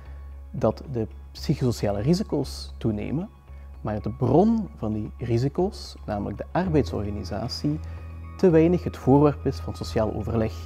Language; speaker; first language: Dutch; native; Dutch